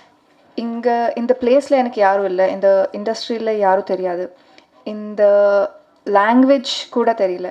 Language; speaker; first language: Tamil; non-native, learner; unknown